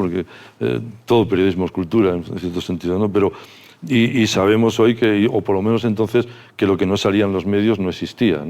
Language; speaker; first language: Spanish; native; Spanish